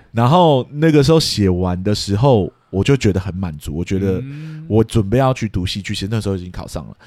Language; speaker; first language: Chinese; early bilingual, heritage; Chinese